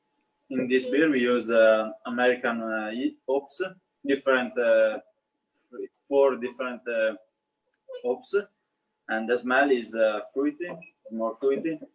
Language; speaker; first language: English; non-native, learner; Italian